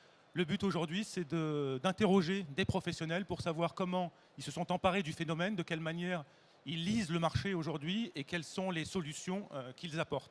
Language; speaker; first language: French; native; French